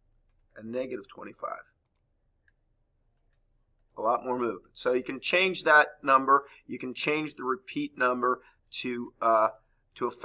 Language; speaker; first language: English; native; English